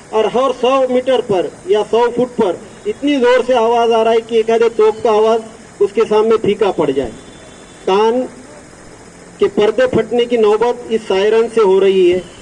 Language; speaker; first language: Hindi; non-native, local second language; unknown